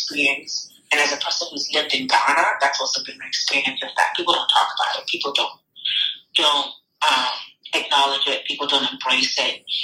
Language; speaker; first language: English; non-native, local second language; Akan